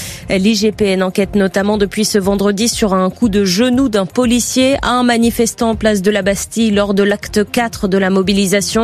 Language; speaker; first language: French; native; French